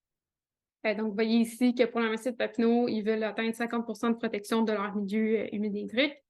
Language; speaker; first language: French; native; French